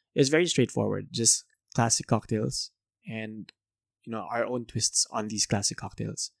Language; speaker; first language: English; non-native, local second language; Filipino